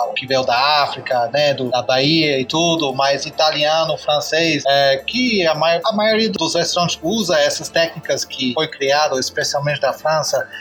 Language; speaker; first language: Portuguese; non-native, fluent; English